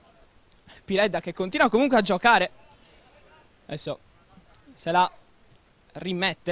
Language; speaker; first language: Italian; native; Italian